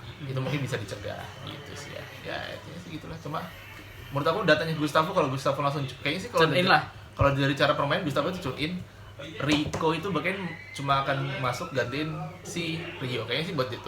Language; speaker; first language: Indonesian; native; Indonesian